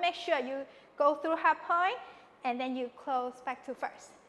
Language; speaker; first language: English; non-native, local second language; Cantonese